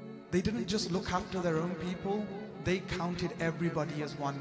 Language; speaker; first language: English; early bilingual, other home language; Punjabi